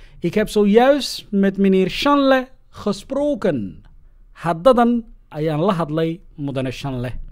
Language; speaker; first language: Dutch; non-native, fluent; Somali